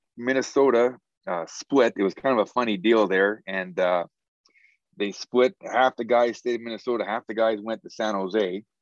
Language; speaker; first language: English; native; English